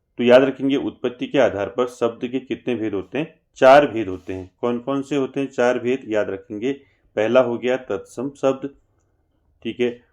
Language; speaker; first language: Hindi; native; Hindi